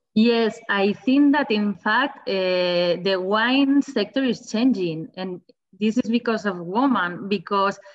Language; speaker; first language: English; non-native, fluent; Spanish